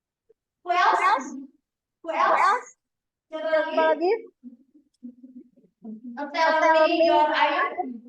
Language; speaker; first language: English; non-native, learner; Indonesian